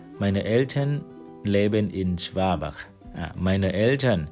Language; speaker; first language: German; non-native, fluent; Thai